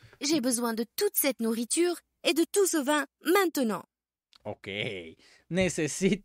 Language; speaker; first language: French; non-native, learner; Spanish